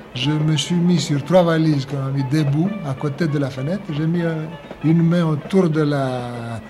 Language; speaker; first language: French; non-native, fluent; Greek